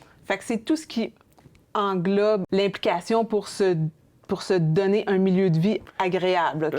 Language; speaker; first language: French; native; French